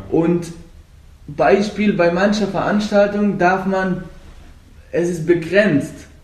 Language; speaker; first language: German; non-native, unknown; Persian